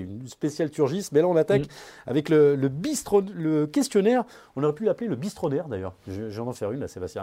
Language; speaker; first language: French; native; French